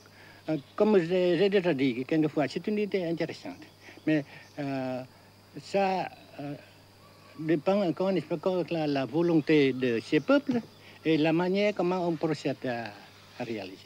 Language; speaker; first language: French; non-native, local second language; Vietnamese